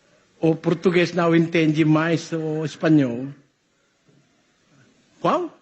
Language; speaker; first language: Portuguese; non-native, learner; Filipino